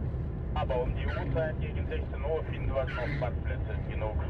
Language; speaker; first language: German; native; German